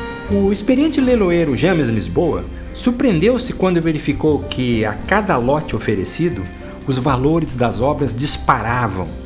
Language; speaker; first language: Portuguese; native; Portuguese